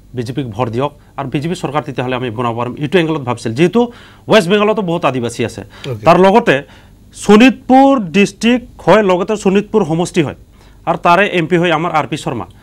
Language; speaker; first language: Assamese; non-native, local second language; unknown